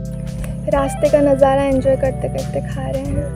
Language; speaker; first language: Hindi; native; Hindi